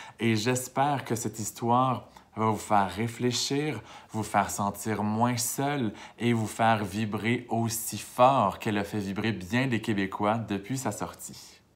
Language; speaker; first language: French; native; French